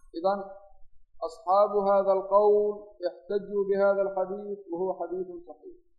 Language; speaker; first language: Arabic; non-native, local second language; Somali